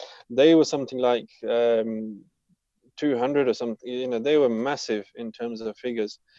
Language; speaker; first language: English; early bilingual, other home language; Punjabi